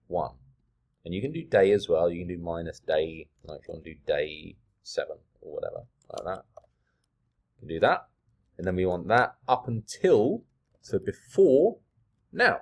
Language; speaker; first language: English; native; English